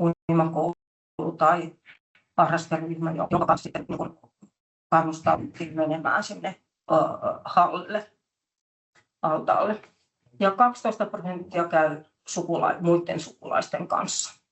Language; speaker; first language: Finnish; native; Finnish